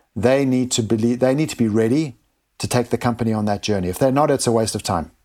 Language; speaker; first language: English; native; English